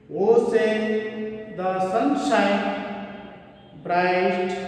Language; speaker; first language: English; non-native, local second language; Kannada